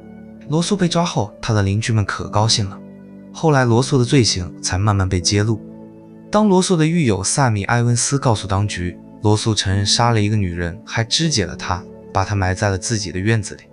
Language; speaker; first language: Chinese; native; Chinese